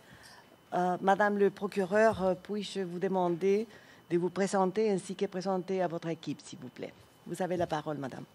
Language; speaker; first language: French; non-native, fluent; Spanish